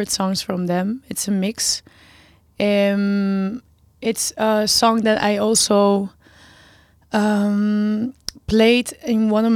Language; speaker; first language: English; non-native, fluent; Spanish